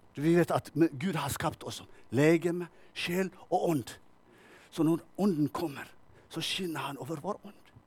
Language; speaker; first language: Norwegian; non-native, fluent; Tigrinya